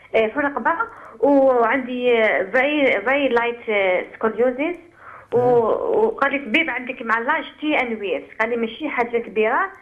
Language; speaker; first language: Arabic; native; Arabic